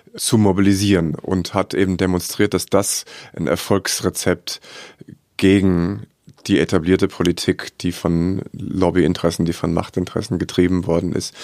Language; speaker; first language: German; native; German